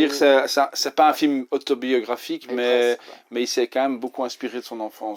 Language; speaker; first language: French; native; French